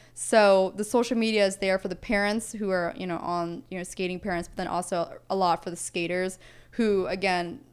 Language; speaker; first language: English; native; English